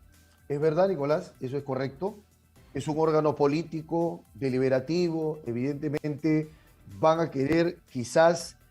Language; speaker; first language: Spanish; native; Spanish